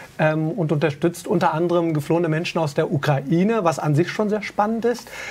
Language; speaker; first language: German; native; German